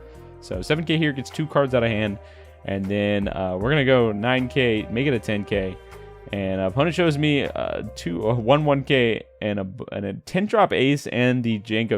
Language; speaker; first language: English; native; English